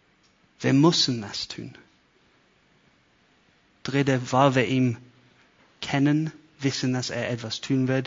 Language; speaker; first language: German; non-native, fluent; English